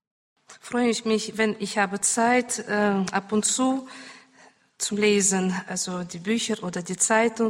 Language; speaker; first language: German; non-native, learner; Russian